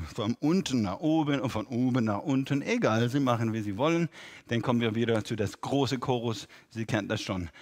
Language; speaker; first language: German; non-native, fluent; English